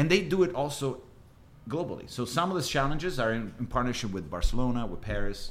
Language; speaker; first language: English; non-native, fluent; Italian